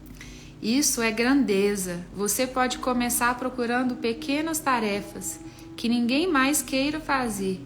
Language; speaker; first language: Portuguese; native; Portuguese